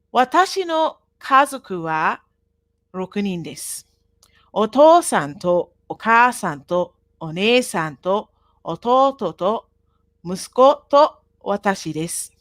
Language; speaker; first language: Japanese; non-native, fluent; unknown